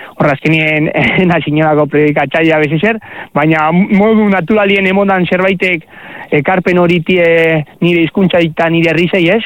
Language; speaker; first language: Basque; native; Basque